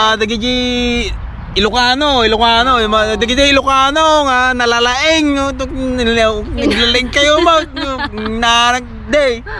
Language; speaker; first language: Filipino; non-native, local second language; Iloko